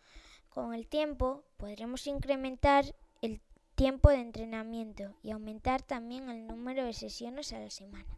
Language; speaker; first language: Spanish; native; Spanish